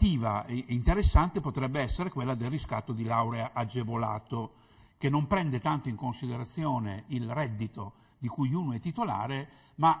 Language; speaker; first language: Italian; native; Italian